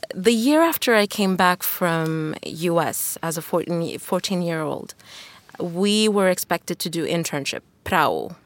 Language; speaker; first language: English; non-native, fluent; Wolof